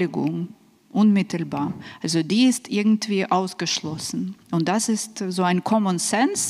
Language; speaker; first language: German; non-native, fluent; Ukrainian